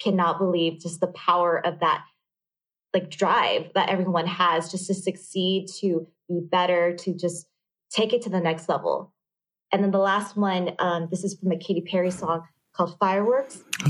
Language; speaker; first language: English; early bilingual, other home language; Vietnamese